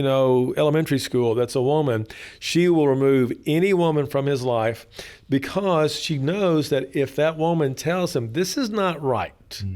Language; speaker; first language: English; native; English